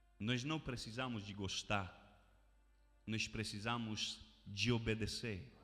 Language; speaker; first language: Portuguese; non-native, fluent; Romanian